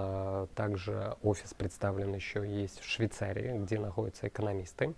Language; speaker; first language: Russian; native; Russian